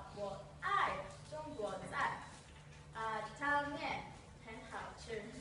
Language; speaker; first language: Chinese; non-native, learner; English